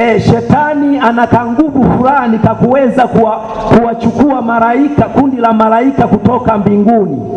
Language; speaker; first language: Swahili; native; Swahili